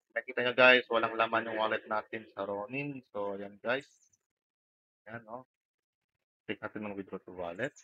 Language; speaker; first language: Filipino; native; Filipino